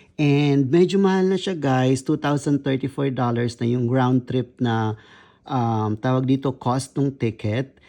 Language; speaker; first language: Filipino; non-native, local second language; Kinaray-a